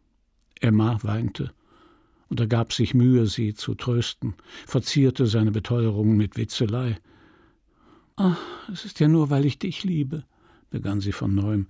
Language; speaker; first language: German; native; German